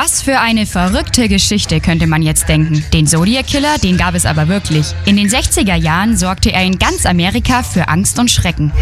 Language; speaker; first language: German; native; German